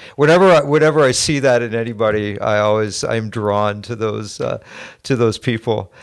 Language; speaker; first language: English; native; English